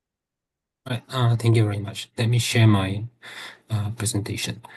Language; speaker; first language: English; non-native, fluent; Indonesian